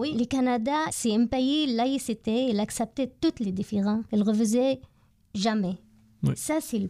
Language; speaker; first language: French; non-native, learner; Arabic